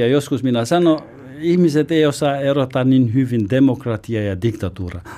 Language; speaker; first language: Finnish; non-native, learner; Albanian